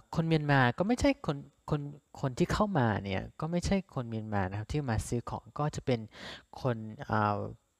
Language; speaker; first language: Thai; non-native, local second language; S'gaw Karen